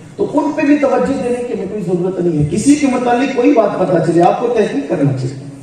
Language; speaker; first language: Urdu; native; Urdu